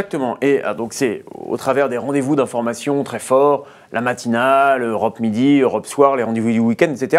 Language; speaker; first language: French; native; French